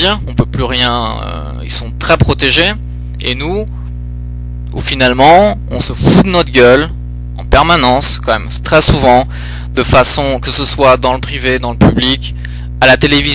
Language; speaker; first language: French; early bilingual, other home language; Portuguese